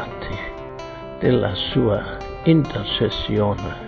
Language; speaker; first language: Italian; non-native, fluent; German